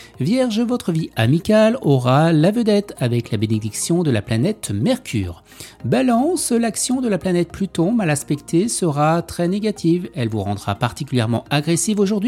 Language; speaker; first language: French; native; French